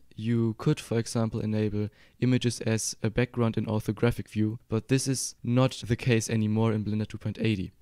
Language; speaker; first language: English; non-native, fluent; German